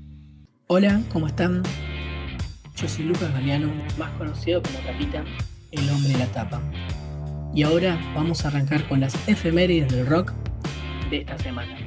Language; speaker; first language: Spanish; native; Spanish